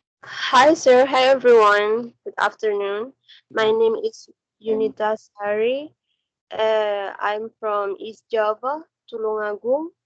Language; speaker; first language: English; non-native, learner; Indonesian